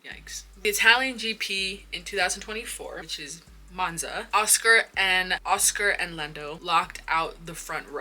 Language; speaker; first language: English; native; English